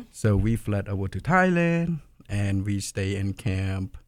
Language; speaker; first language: English; non-native, fluent; Khmer